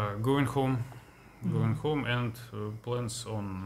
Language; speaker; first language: English; non-native, learner; Russian